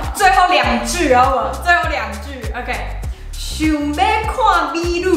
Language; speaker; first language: Chinese; native; Chinese